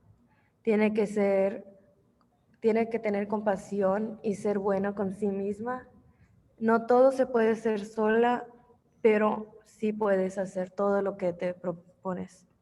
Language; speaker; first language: Spanish; early bilingual, heritage; English